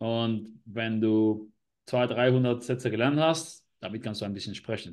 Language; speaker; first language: German; non-native, learner; Spanish